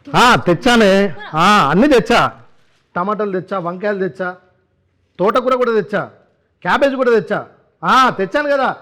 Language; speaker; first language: Telugu; native; Telugu